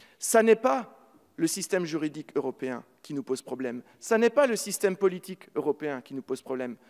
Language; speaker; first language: French; native; French